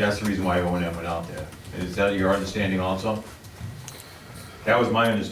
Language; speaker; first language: English; native; English